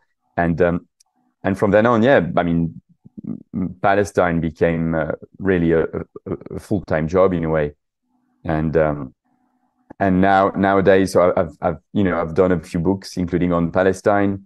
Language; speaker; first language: English; non-native, fluent; French